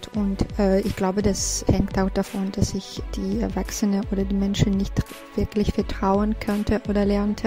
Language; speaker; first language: German; non-native, fluent; Belarusian